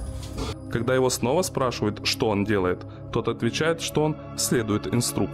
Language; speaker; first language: Russian; native; Russian